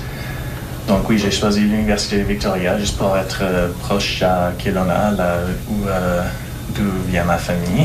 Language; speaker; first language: French; non-native, local second language; English